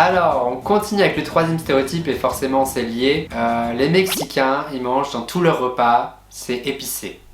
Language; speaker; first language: French; native; French